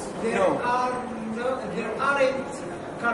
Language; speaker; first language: English; non-native, learner; Arabic